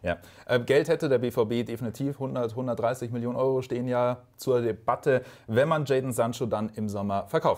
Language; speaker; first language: German; native; German